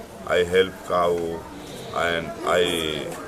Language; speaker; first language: English; non-native, learner; Hindi